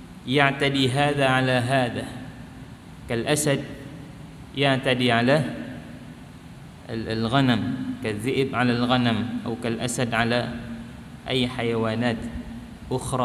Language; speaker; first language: Arabic; non-native, fluent; Malay